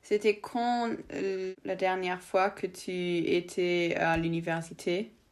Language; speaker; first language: French; non-native, local second language; Luxembourgish